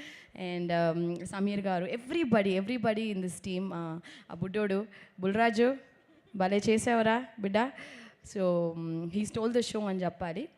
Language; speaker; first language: Telugu; non-native, local second language; Tamil